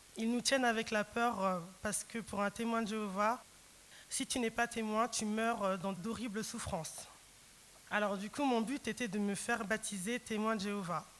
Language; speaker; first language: French; early bilingual, other home language; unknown